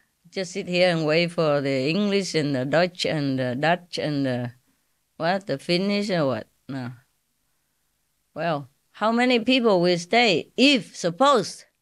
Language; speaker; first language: English; non-native, fluent; Vietnamese